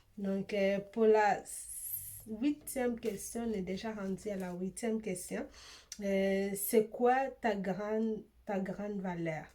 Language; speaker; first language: French; early bilingual, other home language; Swahili